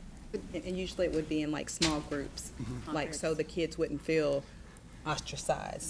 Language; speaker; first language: English; native; English